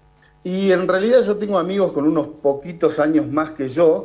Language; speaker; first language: Spanish; native; Spanish